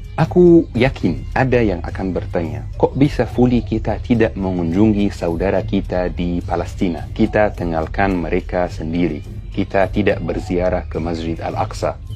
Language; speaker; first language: Malay; non-native, fluent; Arabic